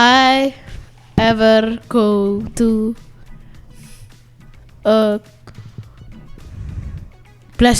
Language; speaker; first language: English; non-native, learner; Indonesian